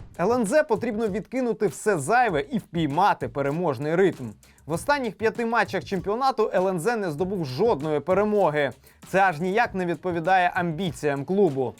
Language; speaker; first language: Ukrainian; native; Ukrainian